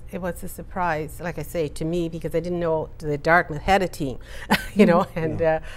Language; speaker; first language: English; native; English